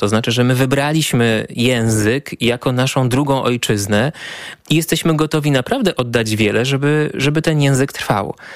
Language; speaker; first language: Polish; native; Polish